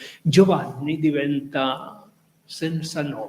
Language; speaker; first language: Italian; non-native, fluent; Spanish